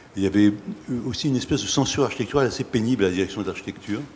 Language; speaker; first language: French; native; French